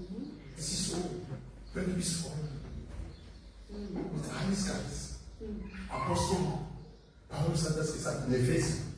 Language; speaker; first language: German; non-native, learner; French